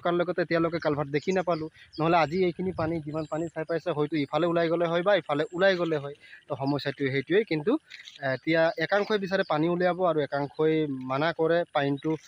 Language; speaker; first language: Assamese; native; Assamese